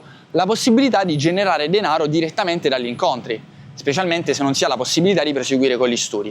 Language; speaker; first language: Italian; native; Italian